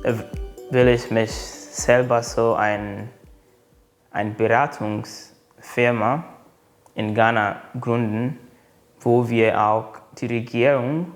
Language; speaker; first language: German; non-native, learner; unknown